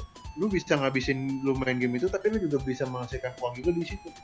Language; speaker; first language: Indonesian; native; Indonesian